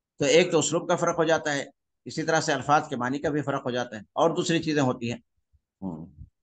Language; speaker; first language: Urdu; native; Urdu